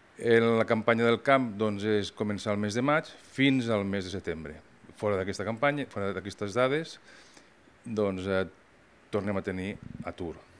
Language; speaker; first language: Catalan; native; Catalan